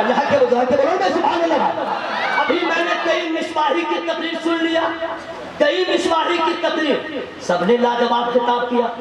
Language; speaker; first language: Urdu; native; Urdu